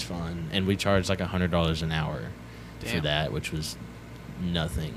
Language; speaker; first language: English; native; English